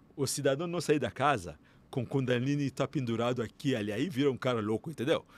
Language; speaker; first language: Portuguese; non-native, fluent; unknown